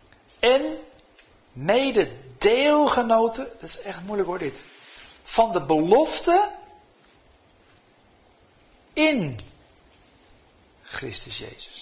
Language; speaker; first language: Dutch; native; Dutch